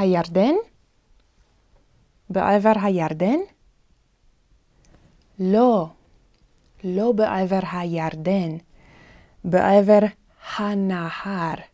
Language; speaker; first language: Hebrew; non-native, fluent; English